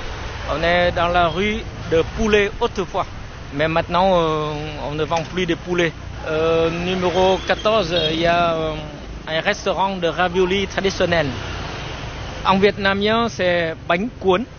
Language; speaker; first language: French; non-native, fluent; Vietnamese